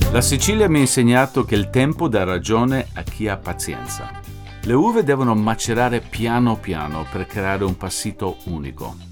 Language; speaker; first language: Italian; non-native, fluent; English